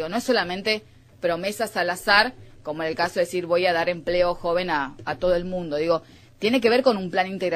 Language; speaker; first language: Spanish; native; Spanish